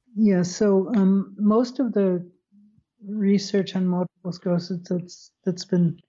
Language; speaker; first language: English; native; English